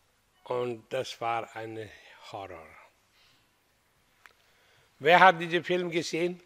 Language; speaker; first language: German; non-native, fluent; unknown